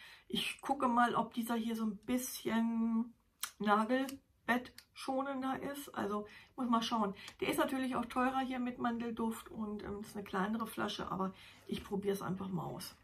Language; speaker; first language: German; native; German